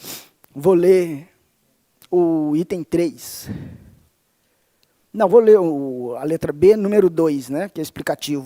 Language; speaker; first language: Portuguese; native; Portuguese